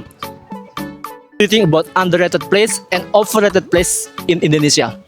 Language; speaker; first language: English; non-native, fluent; Indonesian